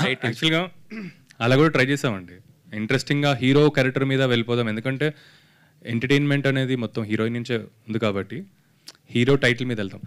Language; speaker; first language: Telugu; native; Telugu